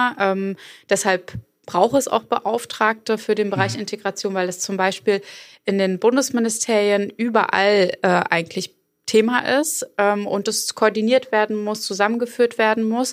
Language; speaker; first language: German; early bilingual, other home language; Arabic